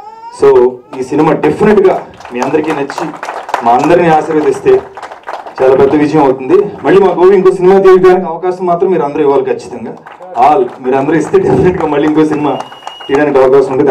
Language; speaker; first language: Telugu; native; Telugu